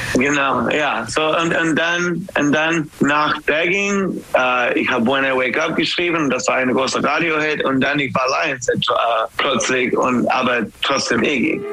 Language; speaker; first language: German; non-native, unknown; English